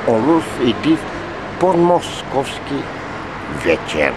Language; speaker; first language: French; non-native, learner; Russian